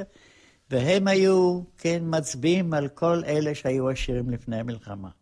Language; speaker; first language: Hebrew; non-native, fluent; Polish